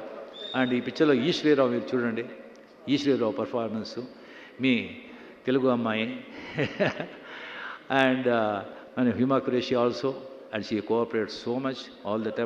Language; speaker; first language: Telugu; non-native, fluent; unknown